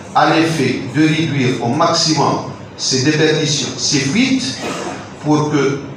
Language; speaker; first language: French; non-native, local second language; Arabic